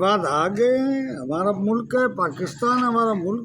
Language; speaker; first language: Hindi; non-native, local second language; Sindhi